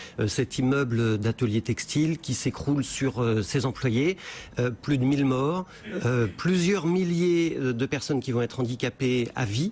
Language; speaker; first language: French; native; French